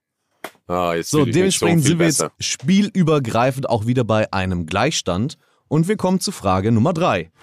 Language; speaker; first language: German; native; German